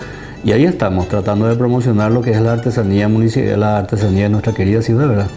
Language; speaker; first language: Spanish; native; Spanish